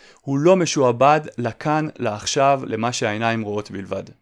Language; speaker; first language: Hebrew; native; Hebrew